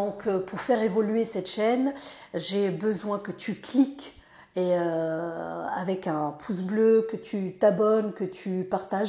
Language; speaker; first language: French; native; French